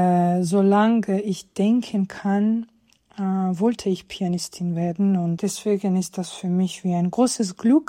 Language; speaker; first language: German; non-native, fluent; Georgian